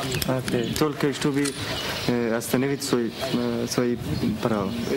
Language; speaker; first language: Russian; non-native, learner; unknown